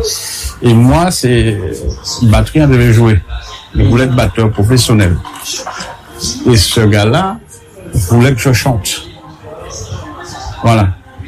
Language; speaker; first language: French; native; French